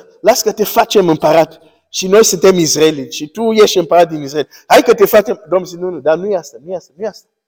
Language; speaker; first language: Romanian; early bilingual, heritage; Romanian